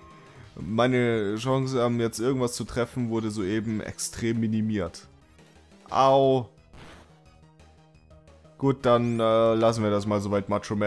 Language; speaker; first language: German; native; German